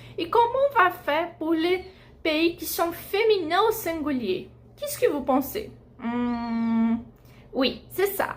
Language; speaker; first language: French; non-native, fluent; Portuguese